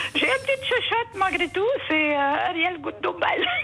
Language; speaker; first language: French; non-native, fluent; Portuguese